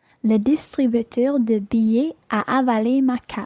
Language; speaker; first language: French; non-native, learner; English